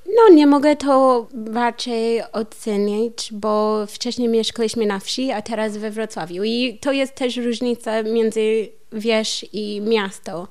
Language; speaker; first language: Polish; non-native, learner; English